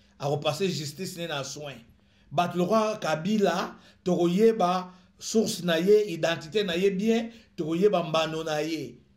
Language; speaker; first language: Lingala; native; Lingala